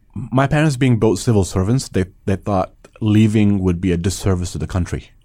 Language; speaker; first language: English; early bilingual, other home language; Persian